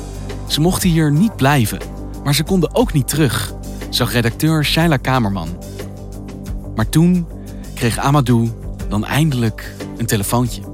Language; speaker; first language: Dutch; native; Dutch